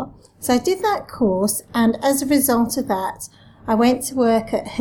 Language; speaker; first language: English; native; English